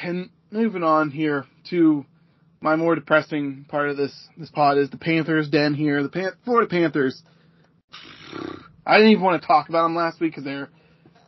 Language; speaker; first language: English; native; English